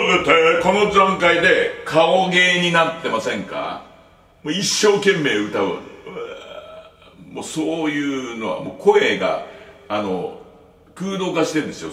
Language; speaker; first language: Japanese; native; Japanese